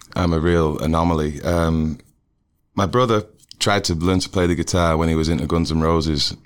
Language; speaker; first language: English; native; English